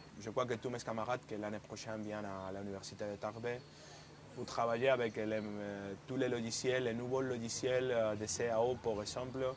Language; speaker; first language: French; non-native, fluent; Spanish